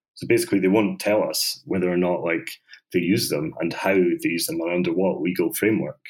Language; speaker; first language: English; native; English